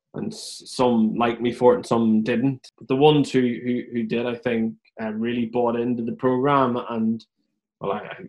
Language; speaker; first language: English; native; English